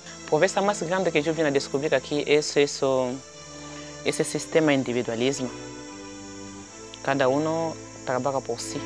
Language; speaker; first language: Spanish; non-native, fluent; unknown